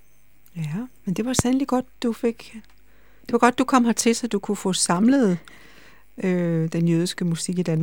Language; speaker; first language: Danish; native; Danish